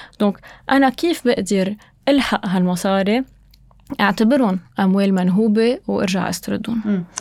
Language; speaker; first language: Arabic; native; Arabic